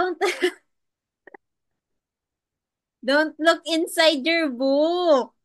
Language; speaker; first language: English; non-native, local second language; Filipino